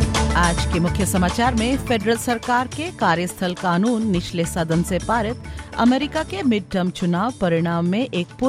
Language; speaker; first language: Hindi; native; Hindi